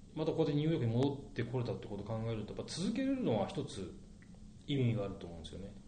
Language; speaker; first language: Japanese; native; Japanese